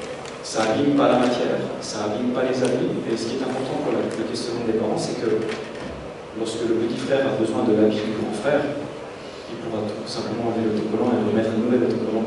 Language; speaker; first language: French; native; French